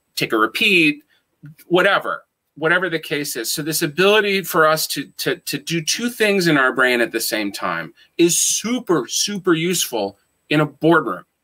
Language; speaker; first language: English; native; English